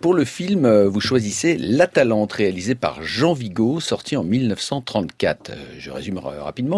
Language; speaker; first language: French; native; French